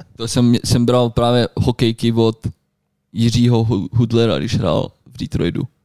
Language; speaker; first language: Czech; early bilingual, heritage; Czech